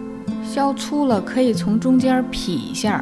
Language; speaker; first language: Chinese; native; Chinese